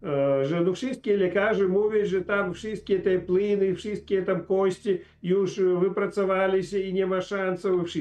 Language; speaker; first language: Polish; non-native, learner; Ukrainian